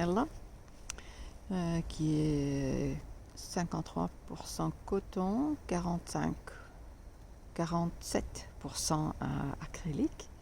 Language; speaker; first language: French; non-native, fluent; Finnish